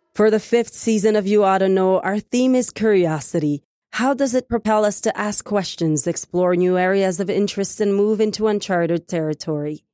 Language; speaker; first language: English; native; English